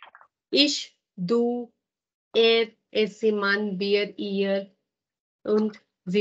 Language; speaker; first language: German; non-native, fluent; Hindi